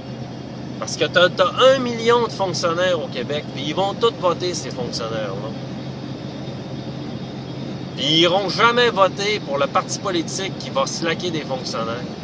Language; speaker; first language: French; native; French